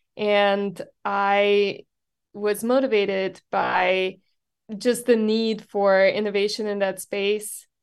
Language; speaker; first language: English; non-native, fluent; German